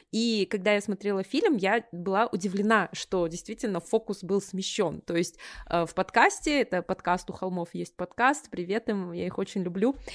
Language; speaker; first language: Russian; native; Russian